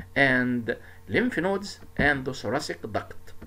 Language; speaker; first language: English; non-native, fluent; Arabic